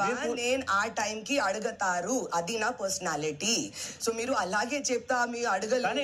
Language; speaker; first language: Telugu; non-native, learner; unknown